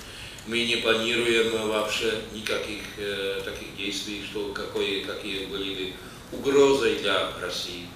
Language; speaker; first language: Russian; non-native, fluent; Czech